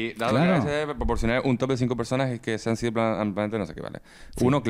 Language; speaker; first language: Spanish; native; Spanish